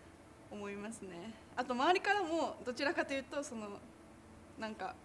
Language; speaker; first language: Japanese; native; Japanese